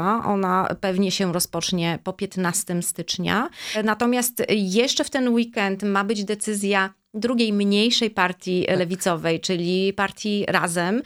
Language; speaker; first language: Polish; native; Polish